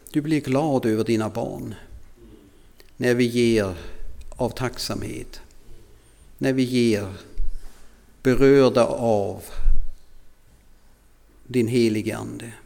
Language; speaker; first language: Swedish; non-native, fluent; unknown